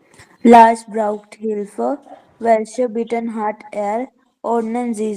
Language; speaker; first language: German; non-native, learner; Hindi